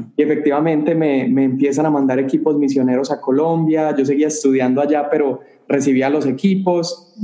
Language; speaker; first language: Spanish; native; Spanish